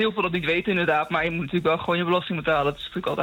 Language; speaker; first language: Dutch; native; Dutch